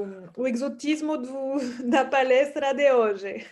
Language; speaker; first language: Portuguese; non-native, fluent; French